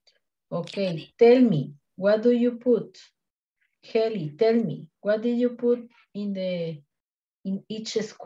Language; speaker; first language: English; non-native, learner; Spanish